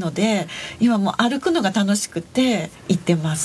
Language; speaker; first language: Japanese; native; Japanese